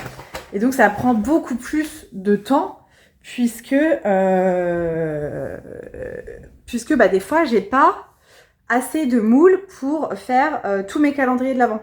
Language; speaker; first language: French; native; French